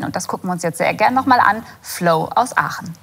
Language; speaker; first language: German; native; German